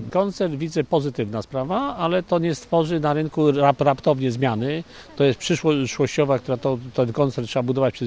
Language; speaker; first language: Polish; native; Polish